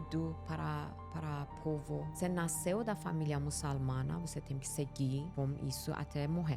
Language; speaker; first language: Portuguese; non-native, learner; Persian